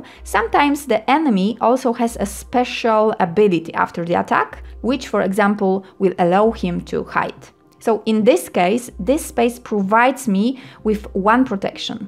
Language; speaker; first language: English; non-native, fluent; Polish